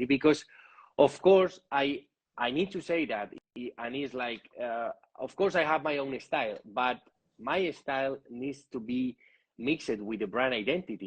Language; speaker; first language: English; non-native, learner; Spanish